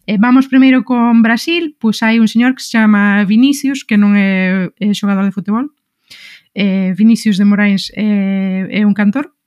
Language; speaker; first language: Galician; non-native, local second language; Spanish